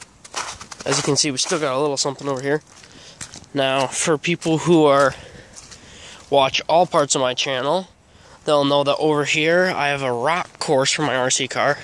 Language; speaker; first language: English; native; English